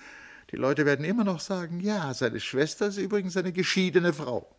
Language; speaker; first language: German; native; German